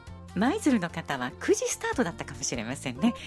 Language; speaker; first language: Japanese; native; Japanese